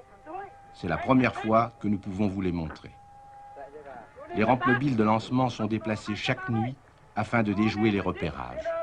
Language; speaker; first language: French; native; French